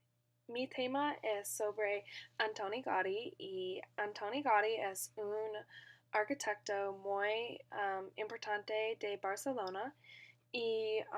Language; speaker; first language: Spanish; non-native, learner; English